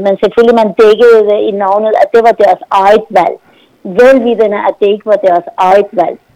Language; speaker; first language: Danish; non-native, fluent; Persian